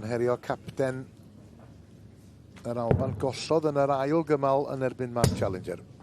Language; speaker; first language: Welsh; native; Welsh